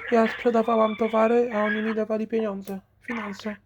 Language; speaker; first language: Polish; native; Polish